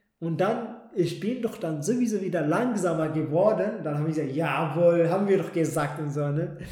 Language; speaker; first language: German; non-native, fluent; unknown